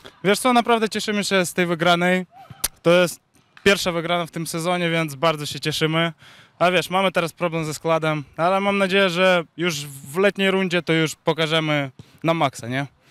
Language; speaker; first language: Polish; non-native, fluent; Ukrainian